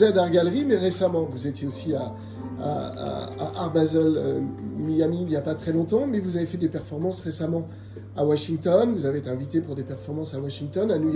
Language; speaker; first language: French; native; French